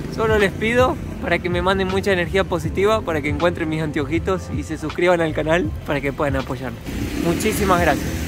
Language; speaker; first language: Spanish; native; Spanish